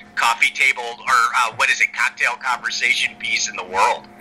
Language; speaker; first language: English; native; English